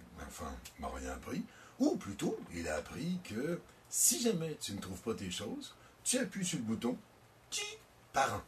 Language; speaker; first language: French; native; French